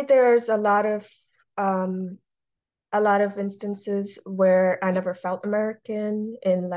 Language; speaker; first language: English; early bilingual, other home language; Russian